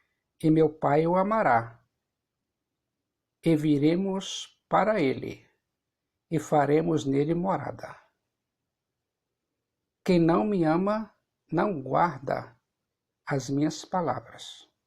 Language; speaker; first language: Portuguese; native; Portuguese